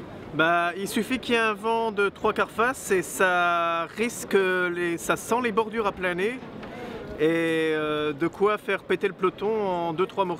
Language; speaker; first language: French; native; French